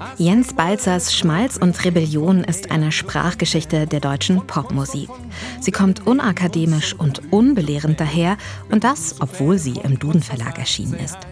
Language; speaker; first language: German; native; German